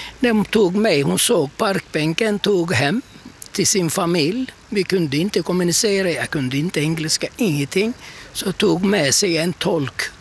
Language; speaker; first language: Swedish; non-native, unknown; Turkish